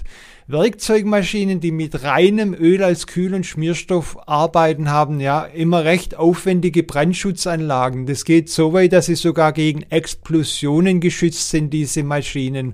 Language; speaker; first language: German; native; German